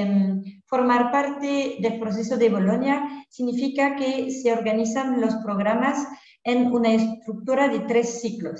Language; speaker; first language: Spanish; non-native, fluent; French